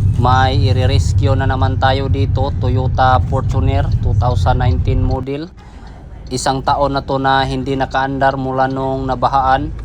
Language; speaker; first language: Filipino; non-native, local second language; Cebuano